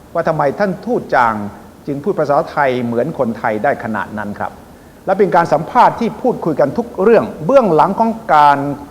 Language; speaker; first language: Thai; native; Thai